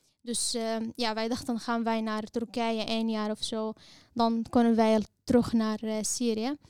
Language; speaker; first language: Dutch; non-native, fluent; Arabic